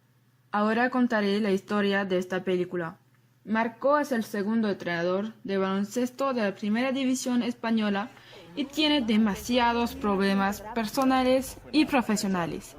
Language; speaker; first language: Spanish; non-native, learner; French